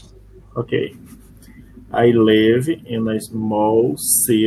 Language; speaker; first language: English; non-native, learner; Portuguese